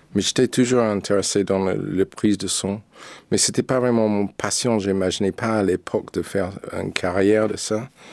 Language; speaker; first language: French; non-native, fluent; English